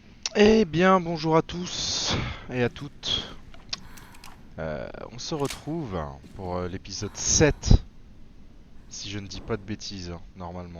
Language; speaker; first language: French; native; French